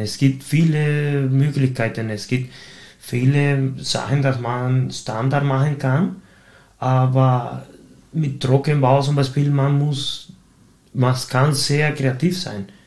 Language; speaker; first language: German; non-native, fluent; Spanish